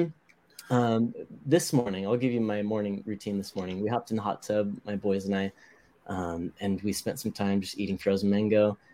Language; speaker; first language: English; native; English